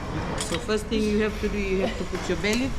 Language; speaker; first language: English; non-native, local second language; Fijian